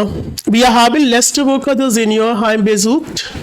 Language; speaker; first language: German; non-native, learner; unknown